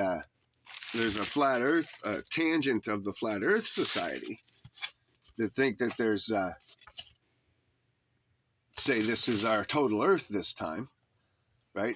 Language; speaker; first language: English; native; English